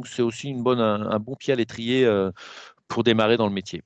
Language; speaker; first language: French; native; French